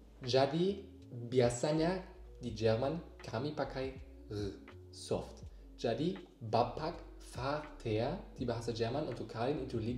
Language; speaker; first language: Indonesian; non-native, learner; German